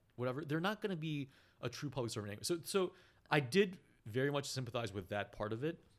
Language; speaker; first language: English; native; English